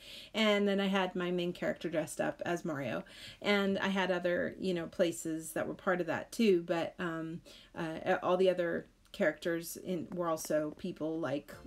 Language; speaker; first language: English; native; English